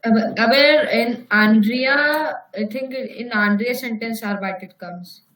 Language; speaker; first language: German; non-native, learner; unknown